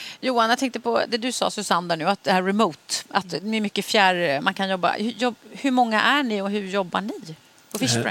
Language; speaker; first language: Swedish; native; Swedish